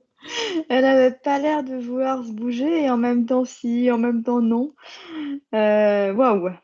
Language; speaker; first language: French; native; French